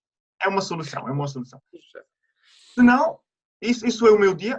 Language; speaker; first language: Portuguese; non-native, fluent; Italian